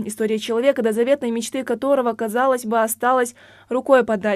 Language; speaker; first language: Russian; native; Russian